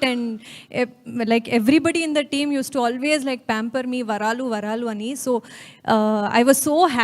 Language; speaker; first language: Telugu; non-native, learner; Kannada